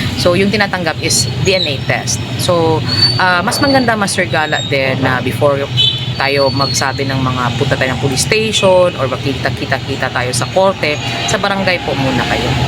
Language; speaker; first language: Filipino; non-native, local second language; Cebuano